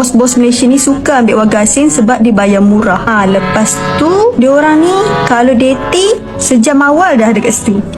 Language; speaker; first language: Malay; native; Malay